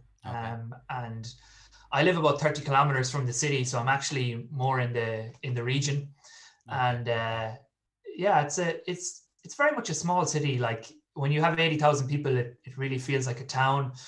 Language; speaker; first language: English; native; English